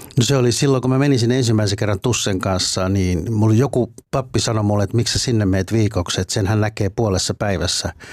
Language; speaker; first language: Finnish; native; Finnish